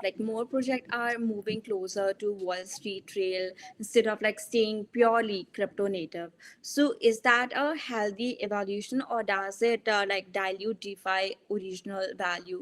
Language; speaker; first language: English; non-native, fluent; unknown